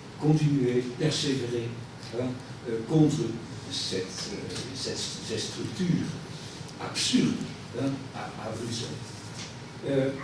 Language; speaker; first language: French; non-native, fluent; Dutch